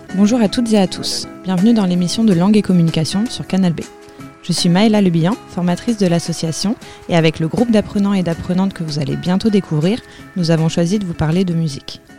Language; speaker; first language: French; native; French